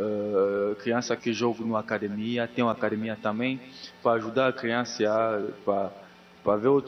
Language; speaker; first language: Portuguese; non-native, learner; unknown